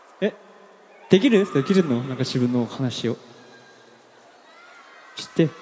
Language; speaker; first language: Japanese; non-native, learner; Korean